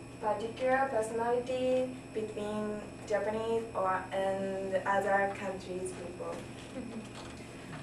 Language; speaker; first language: English; non-native, learner; Japanese